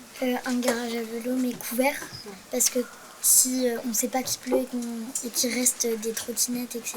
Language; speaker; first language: French; native; French